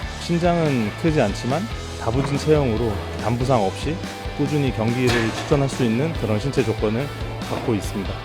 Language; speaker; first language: Korean; native; Korean